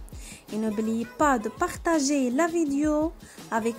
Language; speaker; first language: French; non-native, local second language; Arabic